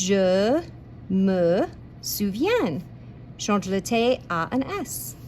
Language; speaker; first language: French; non-native, fluent; English